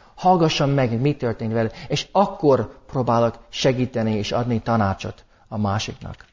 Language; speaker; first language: Hungarian; non-native, fluent; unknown